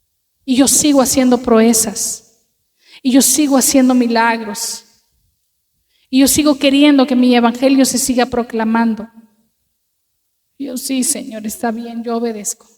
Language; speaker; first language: Spanish; native; Spanish